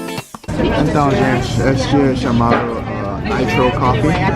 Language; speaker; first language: Portuguese; non-native, learner; English